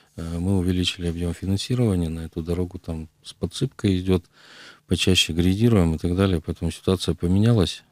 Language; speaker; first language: Russian; native; Russian